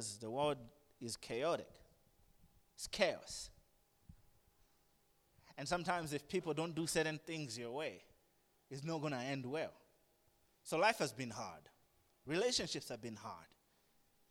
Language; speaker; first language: English; non-native, local second language; Nyanja